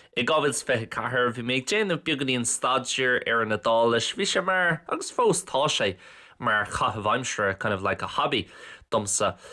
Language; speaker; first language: Irish; non-native, local second language; English